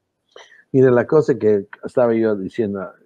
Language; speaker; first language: Spanish; early bilingual, heritage; Spanish